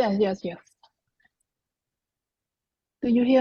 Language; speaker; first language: English; non-native, learner; Khmer